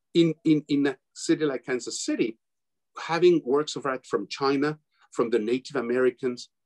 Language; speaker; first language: English; non-native, fluent; Spanish